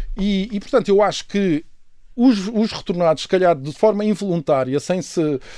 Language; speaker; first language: Portuguese; native; Portuguese